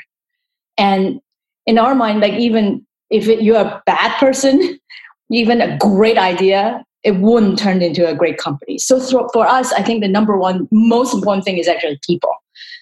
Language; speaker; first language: English; non-native, local second language; Cantonese